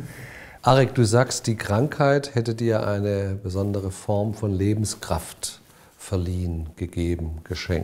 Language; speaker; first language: German; native; German